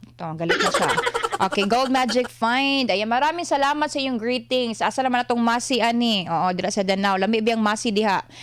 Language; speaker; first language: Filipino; non-native, local second language; Cebuano